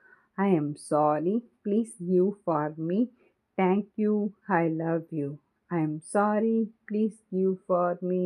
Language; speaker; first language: English; non-native, learner; Tamil